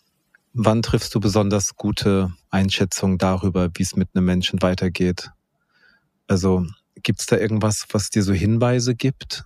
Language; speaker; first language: German; native; German